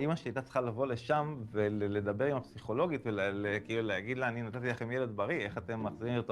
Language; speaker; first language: Hebrew; native; Hebrew